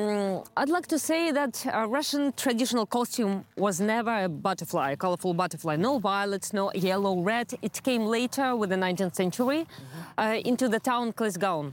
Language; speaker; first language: English; non-native, fluent; Russian